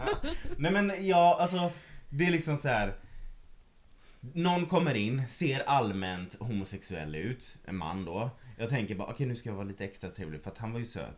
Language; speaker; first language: Swedish; native; Swedish